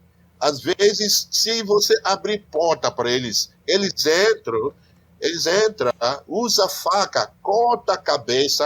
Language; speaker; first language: Portuguese; non-native, learner; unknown